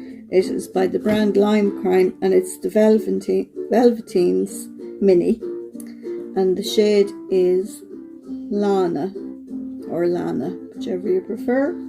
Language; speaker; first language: English; native; English